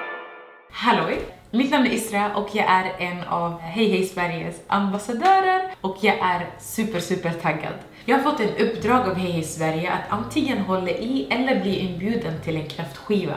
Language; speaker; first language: Swedish; non-native, fluent; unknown